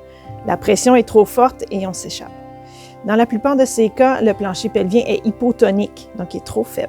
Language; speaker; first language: French; native; French